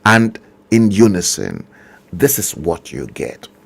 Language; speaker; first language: English; non-native, local second language; Yoruba